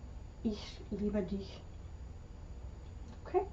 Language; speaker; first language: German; non-native, learner; English